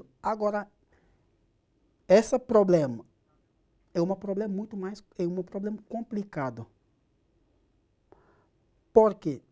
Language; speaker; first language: Portuguese; non-native, learner; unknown